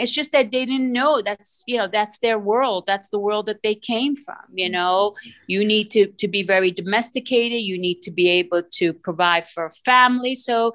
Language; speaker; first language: English; early bilingual, other home language; Italian